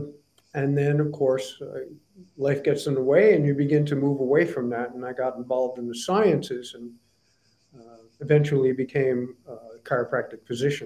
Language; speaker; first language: English; native; English